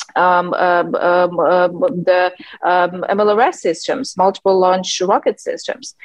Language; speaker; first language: English; non-native, fluent; Ukrainian